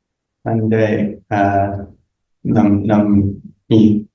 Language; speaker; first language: Vietnamese; non-native, learner; English